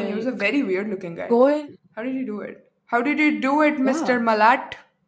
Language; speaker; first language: English; non-native, local second language; Arabic